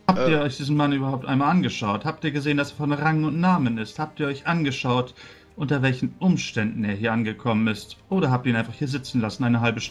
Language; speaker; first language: German; native; German